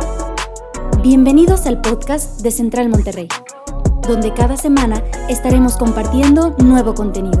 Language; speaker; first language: Spanish; native; Spanish